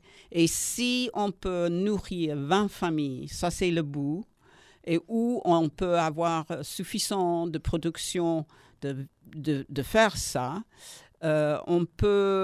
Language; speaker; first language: French; non-native, learner; English